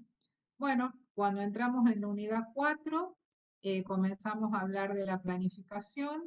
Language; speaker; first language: Spanish; native; Spanish